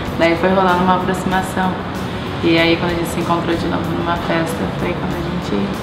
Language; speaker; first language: Portuguese; native; Portuguese